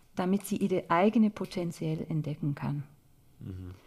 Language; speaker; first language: German; non-native, fluent; English